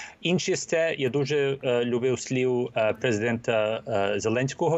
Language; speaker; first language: Ukrainian; early bilingual, heritage; Ukrainian